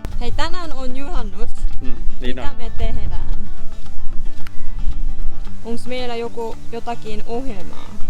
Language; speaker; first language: Finnish; non-native, learner; Korean